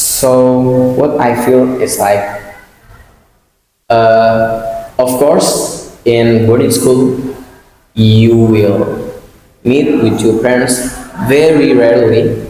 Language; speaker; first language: English; non-native, learner; Indonesian